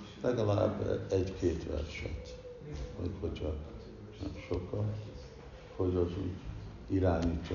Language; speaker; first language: Hungarian; early bilingual, heritage; Hungarian